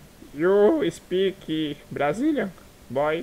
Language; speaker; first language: English; non-native, learner; Portuguese